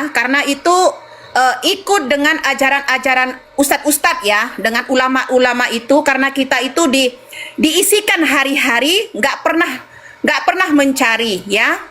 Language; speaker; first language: Indonesian; non-native, local second language; Madurese